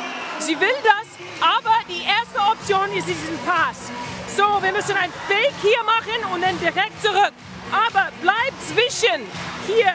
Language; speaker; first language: German; non-native, learner; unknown